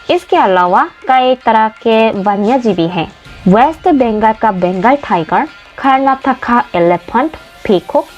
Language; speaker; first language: Hindi; non-native, fluent; Korean